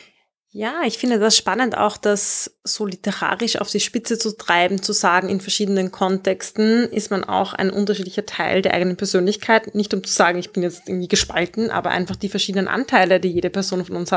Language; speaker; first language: German; native; German